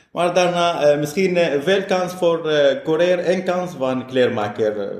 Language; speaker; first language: Dutch; non-native, learner; Arabic